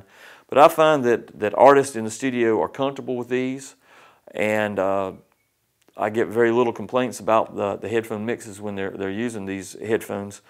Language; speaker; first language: English; native; English